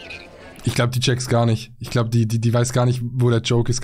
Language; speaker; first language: German; native; German